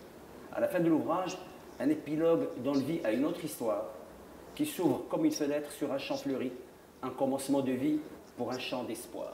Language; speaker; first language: French; non-native, local second language; Arabic